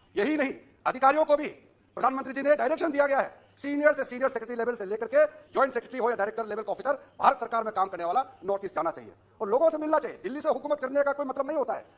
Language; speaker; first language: Hindi; non-native, local second language; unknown